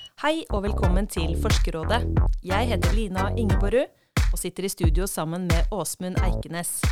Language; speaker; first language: Norwegian; native; Norwegian